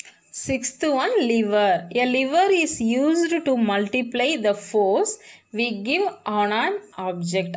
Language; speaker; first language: English; non-native, local second language; Tamil